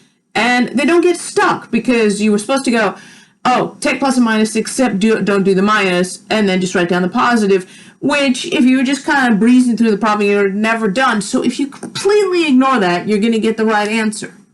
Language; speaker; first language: English; native; English